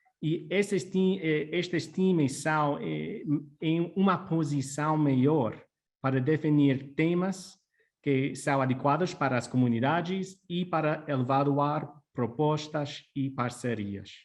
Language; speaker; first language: Portuguese; non-native, fluent; English